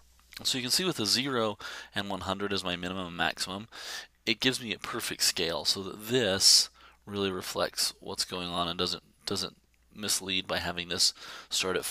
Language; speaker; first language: English; native; English